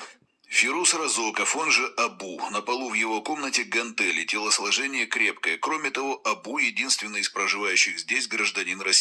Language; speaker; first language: Russian; native; Russian